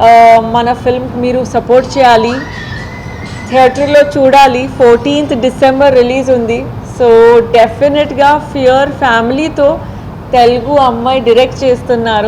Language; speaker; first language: Telugu; non-native, fluent; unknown